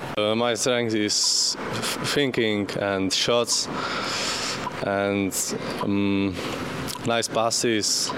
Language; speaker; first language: English; non-native, learner; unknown